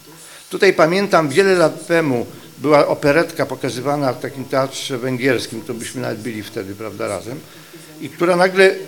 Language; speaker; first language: Polish; native; Polish